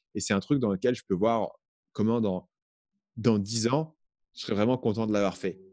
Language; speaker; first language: French; native; French